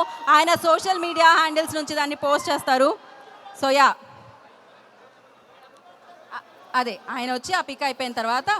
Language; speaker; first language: Telugu; native; Telugu